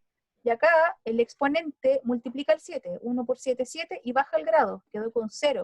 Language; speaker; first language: Spanish; native; Spanish